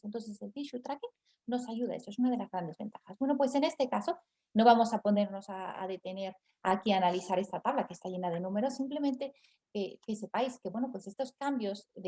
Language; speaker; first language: Spanish; native; Spanish